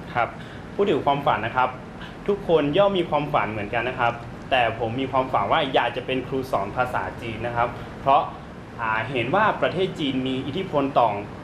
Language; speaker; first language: Thai; non-native, local second language; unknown